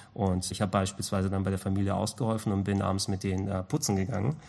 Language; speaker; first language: German; non-native, local second language; Greek